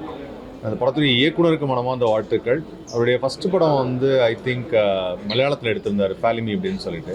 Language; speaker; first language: Tamil; native; Tamil